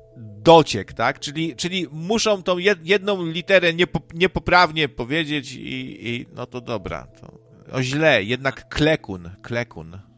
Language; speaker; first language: Polish; native; Polish